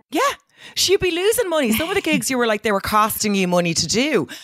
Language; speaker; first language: English; native; English